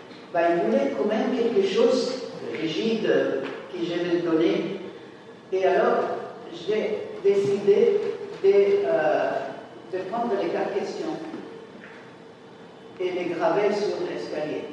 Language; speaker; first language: French; non-native, fluent; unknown